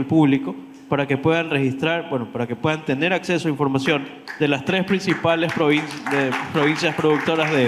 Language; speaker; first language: Spanish; native; Spanish